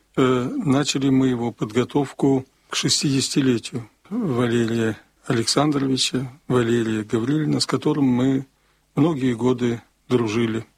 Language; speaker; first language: Russian; native; Russian